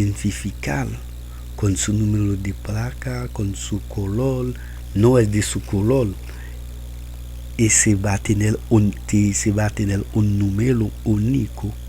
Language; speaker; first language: Spanish; non-native, learner; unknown